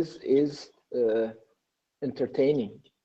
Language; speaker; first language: English; non-native, learner; Persian